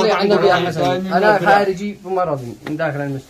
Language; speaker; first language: Arabic; native; Arabic